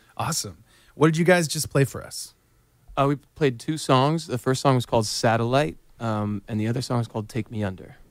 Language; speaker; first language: English; native; English